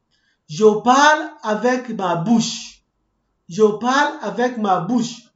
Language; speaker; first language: French; non-native, fluent; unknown